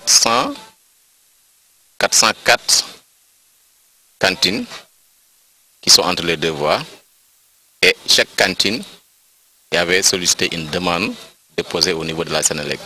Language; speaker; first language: French; non-native, local second language; Wolof